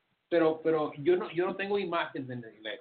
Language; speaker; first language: Spanish; early bilingual, heritage; Spanish